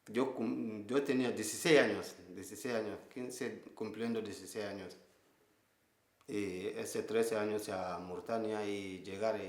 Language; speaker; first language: Spanish; non-native, learner; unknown